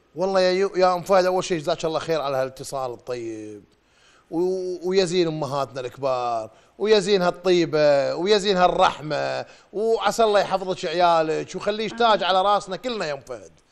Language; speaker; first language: Arabic; native; Arabic